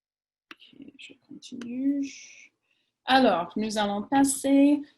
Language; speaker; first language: French; non-native, fluent; English